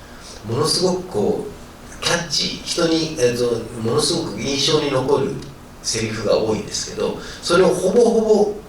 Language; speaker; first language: Japanese; native; Japanese